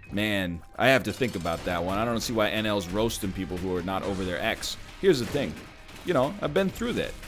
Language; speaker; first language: English; native; English